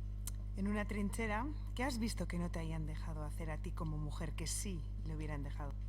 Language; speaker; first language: Spanish; native; Spanish